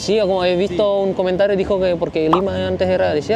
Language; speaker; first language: Spanish; non-native, fluent; Indonesian